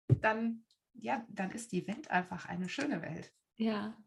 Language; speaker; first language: German; native; German